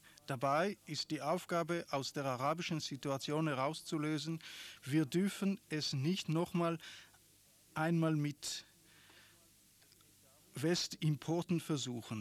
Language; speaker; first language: German; non-native, fluent; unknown